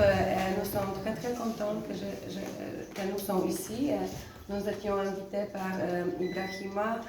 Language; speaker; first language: French; non-native, fluent; Polish